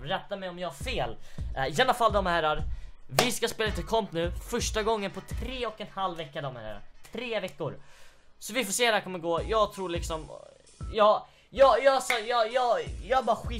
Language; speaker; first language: Swedish; native; Swedish